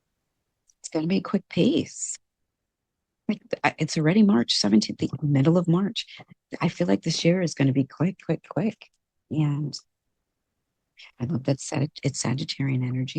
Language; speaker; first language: English; native; English